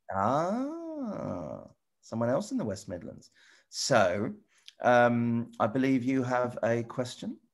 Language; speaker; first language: English; native; English